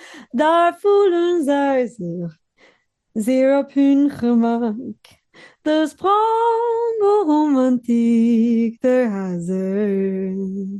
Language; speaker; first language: English; non-native, fluent; Spanish